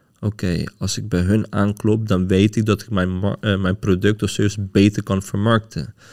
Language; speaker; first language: Dutch; early bilingual, other home language; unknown